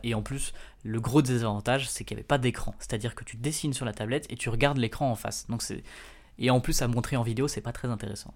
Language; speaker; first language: French; native; French